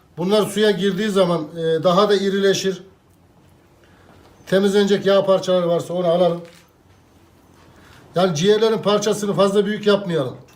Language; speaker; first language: Turkish; native; Turkish